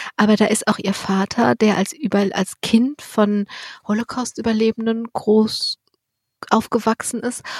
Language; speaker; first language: German; native; German